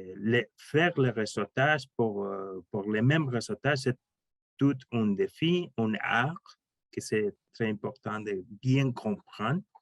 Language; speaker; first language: French; non-native, learner; Spanish